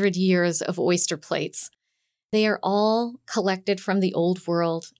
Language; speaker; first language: English; native; English